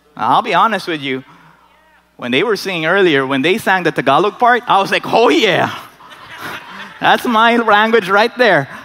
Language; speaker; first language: English; non-native, local second language; Filipino